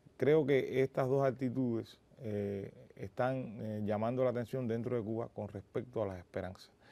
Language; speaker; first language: Spanish; native; Spanish